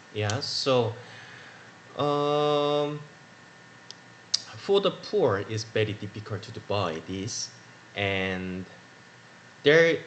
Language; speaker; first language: English; non-native, learner; Korean